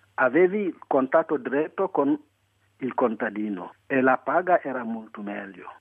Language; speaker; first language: Italian; non-native, fluent; Wolof